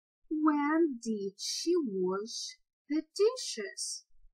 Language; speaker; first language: English; non-native, fluent; Ukrainian